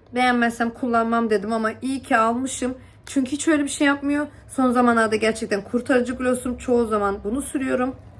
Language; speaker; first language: Turkish; early bilingual, heritage; Turkish